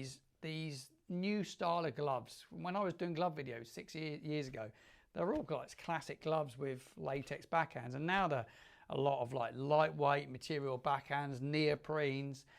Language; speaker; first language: English; native; English